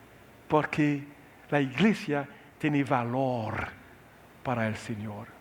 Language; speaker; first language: Spanish; non-native, learner; Haitian Creole